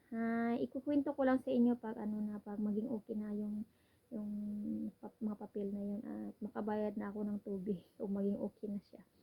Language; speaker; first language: Filipino; non-native, local second language; Cebuano